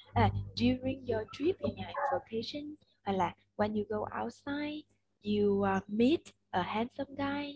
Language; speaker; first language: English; non-native, fluent; Vietnamese